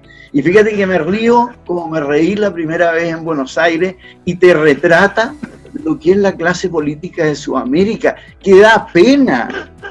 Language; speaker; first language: Spanish; native; Spanish